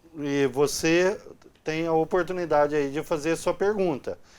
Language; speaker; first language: Portuguese; native; Portuguese